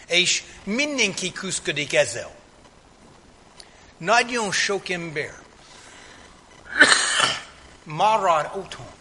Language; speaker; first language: Hungarian; non-native, fluent; English